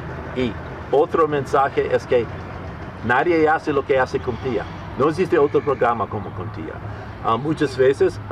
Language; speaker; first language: Spanish; non-native, learner; English